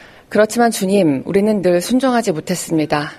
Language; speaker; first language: Korean; native; Korean